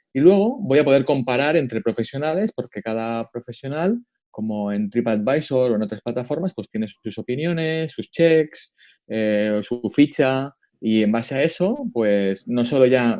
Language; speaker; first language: Spanish; native; Spanish